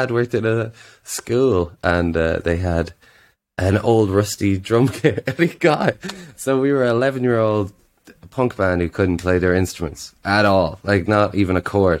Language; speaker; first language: English; native; English